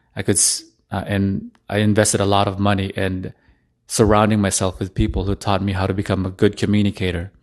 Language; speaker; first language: English; early bilingual, other home language; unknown